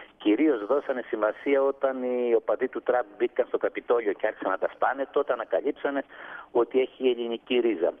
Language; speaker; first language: Greek; native; Greek